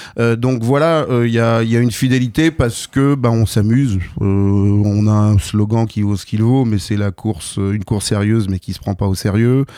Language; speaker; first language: French; native; French